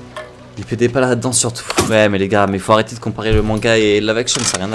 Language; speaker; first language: French; native; French